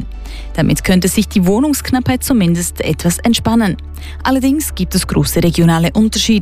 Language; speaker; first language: German; native; German